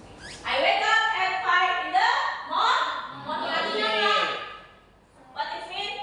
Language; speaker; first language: English; non-native, learner; Indonesian